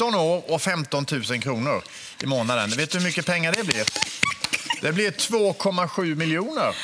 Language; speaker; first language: Swedish; native; Swedish